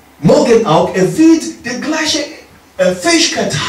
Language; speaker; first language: German; non-native, learner; English